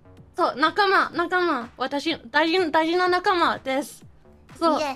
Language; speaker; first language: Japanese; non-native, learner; English